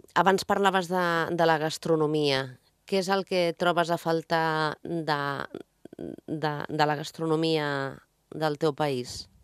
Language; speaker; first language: Catalan; native; Catalan